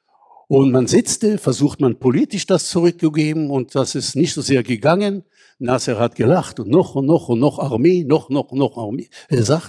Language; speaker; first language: German; non-native, fluent; Hebrew